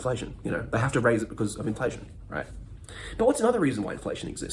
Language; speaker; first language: English; native; English